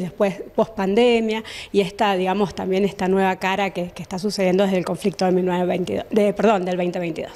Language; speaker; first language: Spanish; native; Spanish